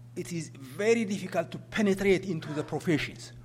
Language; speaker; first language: English; non-native, fluent; Amharic